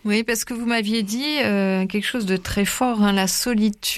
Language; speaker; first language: French; native; French